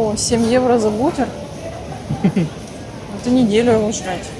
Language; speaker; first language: Russian; native; Russian